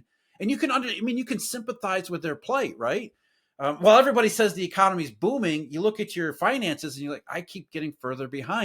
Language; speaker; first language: English; native; English